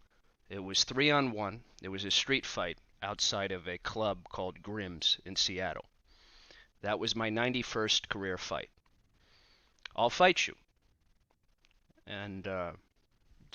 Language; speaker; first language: English; native; English